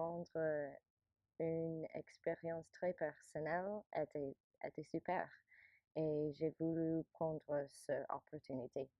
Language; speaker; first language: French; non-native, learner; English